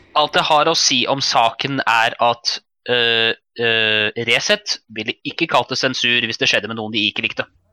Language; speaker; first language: Norwegian; native; Norwegian